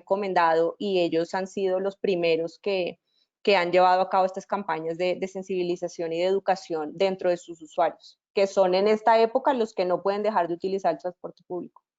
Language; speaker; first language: Spanish; native; Spanish